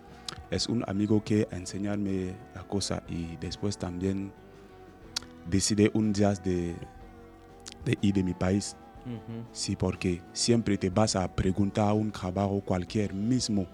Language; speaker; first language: Spanish; non-native, learner; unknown